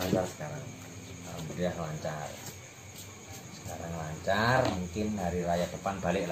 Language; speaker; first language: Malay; non-native, local second language; Javanese